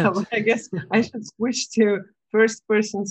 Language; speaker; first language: English; non-native, fluent; Russian